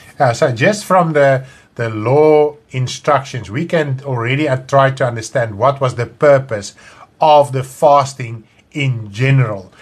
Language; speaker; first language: English; non-native, local second language; Afrikaans